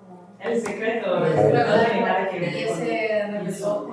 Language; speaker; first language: Spanish; non-native, learner; English